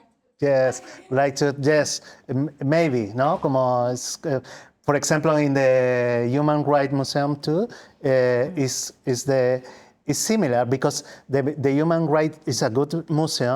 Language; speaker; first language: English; non-native, learner; Spanish